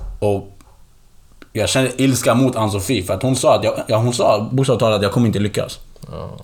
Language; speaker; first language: Swedish; early bilingual, other home language; Kurdish